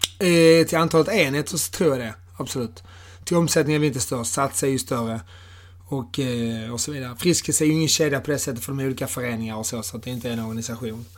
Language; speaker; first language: Swedish; native; Swedish